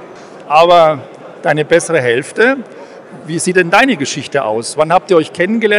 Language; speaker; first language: German; native; German